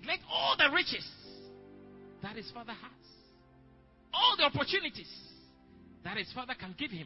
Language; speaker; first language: English; non-native, local second language; Akan